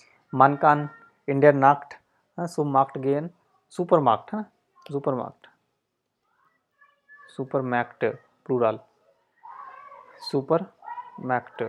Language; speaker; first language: German; non-native, fluent; Hindi